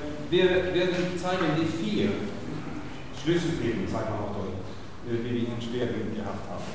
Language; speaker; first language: German; non-native, learner; Swedish